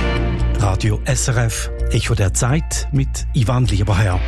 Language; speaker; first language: German; native; German